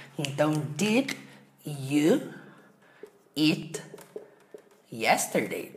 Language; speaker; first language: English; non-native, fluent; Portuguese